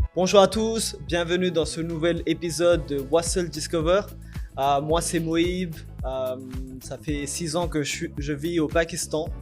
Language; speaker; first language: French; early bilingual, other home language; Urdu